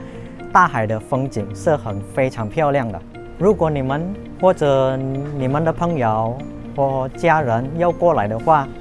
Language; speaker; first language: Chinese; non-native, learner; Indonesian